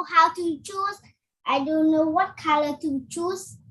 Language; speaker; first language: English; non-native, learner; Vietnamese